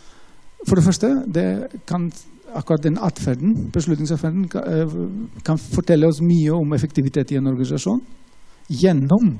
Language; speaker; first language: Norwegian; non-native, fluent; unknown